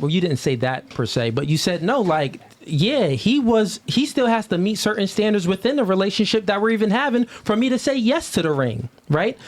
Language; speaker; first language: English; native; English